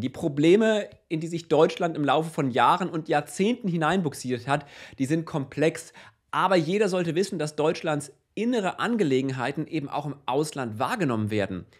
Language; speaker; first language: German; native; German